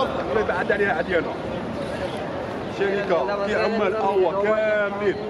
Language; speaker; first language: Arabic; native; Arabic